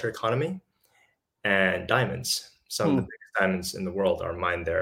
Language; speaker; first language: English; early bilingual, other home language; Chinese